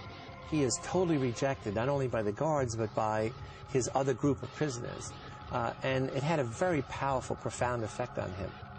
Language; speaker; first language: English; native; English